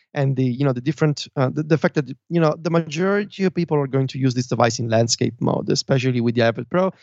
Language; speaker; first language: English; non-native, fluent; Italian